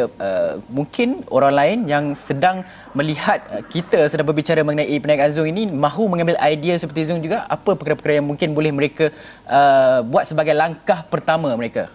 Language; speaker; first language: Malay; native; Malay